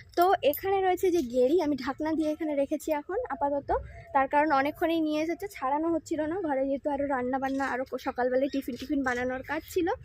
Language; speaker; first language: Bangla; non-native, local second language; Santali